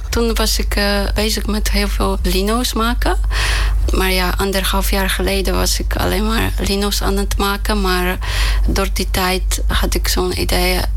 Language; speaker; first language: Dutch; non-native, fluent; Polish